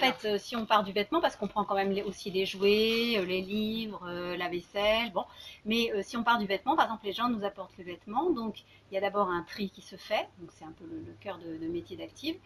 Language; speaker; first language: French; native; French